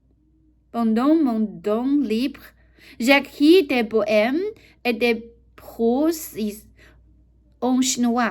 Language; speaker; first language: French; non-native, learner; Chinese